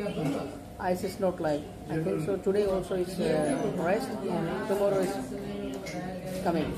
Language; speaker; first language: English; non-native, learner; Hindi